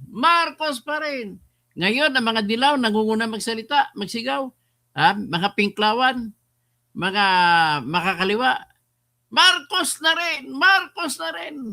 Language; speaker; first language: Filipino; non-native, local second language; Hiligaynon